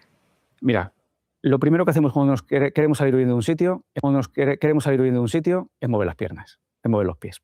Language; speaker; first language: Spanish; native; Spanish